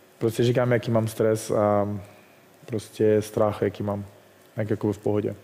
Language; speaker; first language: Czech; non-native, fluent; Russian